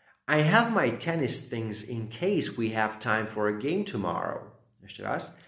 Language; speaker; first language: English; non-native, fluent; Slovak